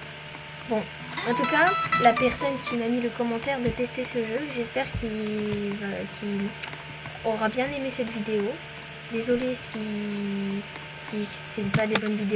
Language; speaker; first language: French; native; French